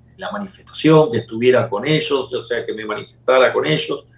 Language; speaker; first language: Spanish; native; Spanish